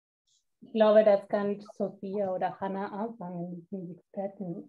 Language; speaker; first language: German; non-native, fluent; Spanish